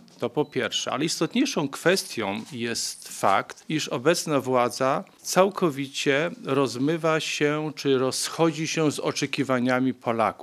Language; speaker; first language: Polish; native; Polish